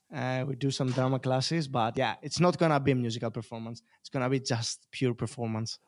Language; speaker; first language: English; non-native, fluent; Greek